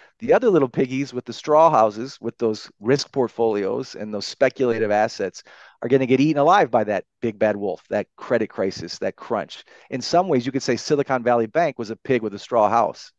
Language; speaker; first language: English; native; English